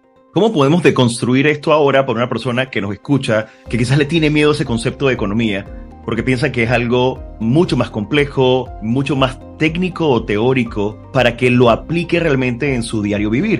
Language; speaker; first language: Spanish; native; Spanish